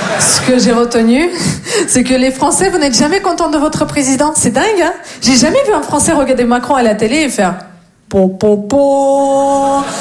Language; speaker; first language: French; non-native, fluent; Russian